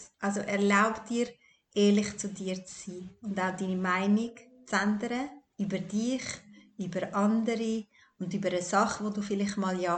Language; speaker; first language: German; early bilingual, other home language; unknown